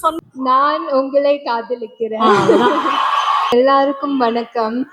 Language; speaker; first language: Tamil; non-native, learner; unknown